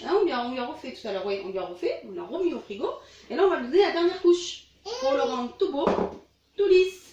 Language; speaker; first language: French; native; French